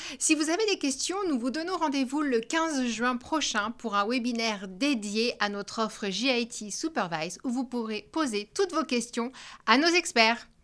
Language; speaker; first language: French; native; French